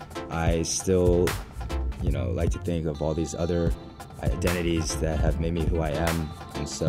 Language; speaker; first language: English; early bilingual, other home language; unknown